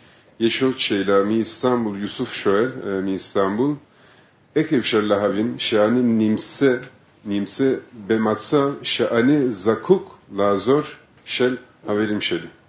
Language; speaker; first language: Hebrew; non-native, fluent; Turkish